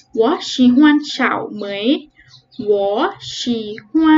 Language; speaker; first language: Chinese; non-native, fluent; Thai